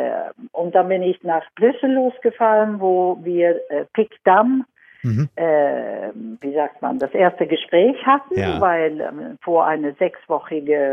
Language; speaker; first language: German; non-native, fluent; Swedish